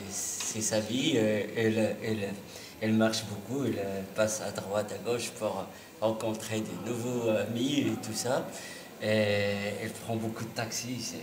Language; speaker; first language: French; non-native, learner; Arabic